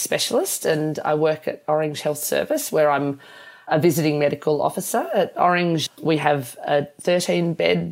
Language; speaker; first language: English; native; English